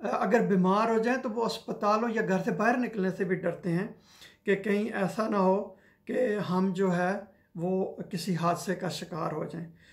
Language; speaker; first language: Urdu; non-native, local second language; Punjabi